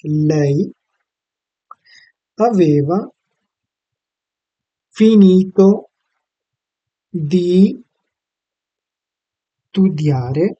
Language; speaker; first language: Italian; non-native, fluent; Urdu